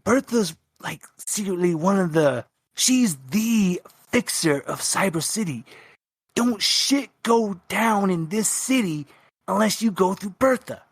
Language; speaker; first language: English; native; English